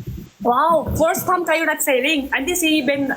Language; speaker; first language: Filipino; non-native, learner; Chinese